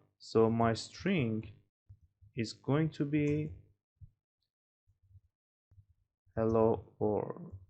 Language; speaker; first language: English; non-native, fluent; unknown